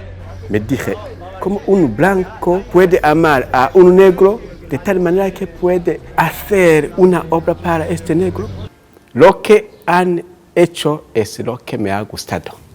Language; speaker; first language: Spanish; non-native, local second language; Kinyarwanda